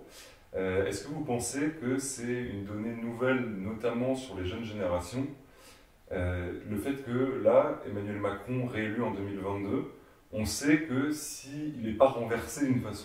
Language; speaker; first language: French; native; French